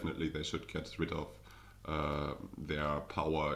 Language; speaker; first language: English; non-native, fluent; German